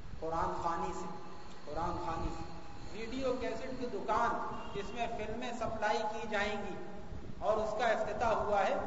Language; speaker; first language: Urdu; native; Urdu